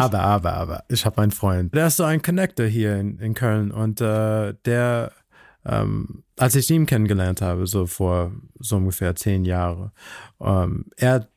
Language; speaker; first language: German; non-native, fluent; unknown